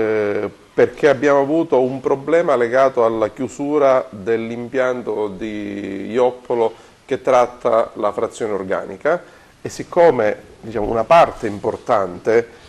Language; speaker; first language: Italian; native; Italian